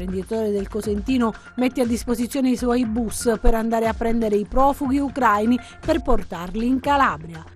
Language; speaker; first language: Italian; native; Italian